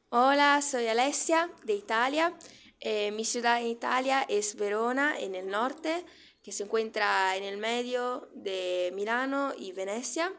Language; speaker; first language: Spanish; non-native, learner; Italian